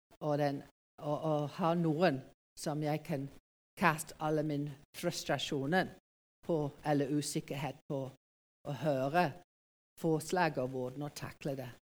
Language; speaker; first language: Norwegian; non-native, fluent; English